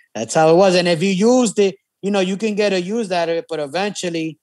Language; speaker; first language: English; native; English